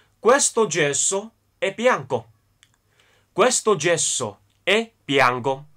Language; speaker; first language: Italian; non-native, fluent; Chinese